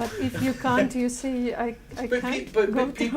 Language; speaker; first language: English; non-native, learner; Russian